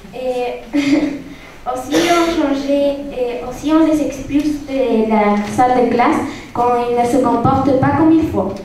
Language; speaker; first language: French; non-native, learner; Spanish